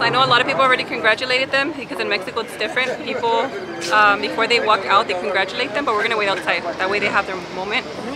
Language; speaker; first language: English; early bilingual, other home language; Spanish